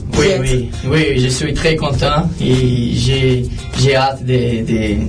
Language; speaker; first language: French; non-native, learner; Portuguese